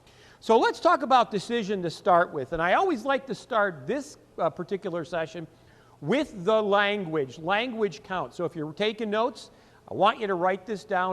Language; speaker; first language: English; native; English